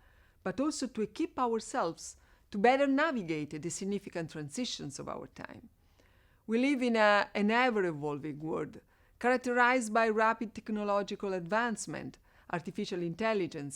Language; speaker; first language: English; non-native, fluent; Italian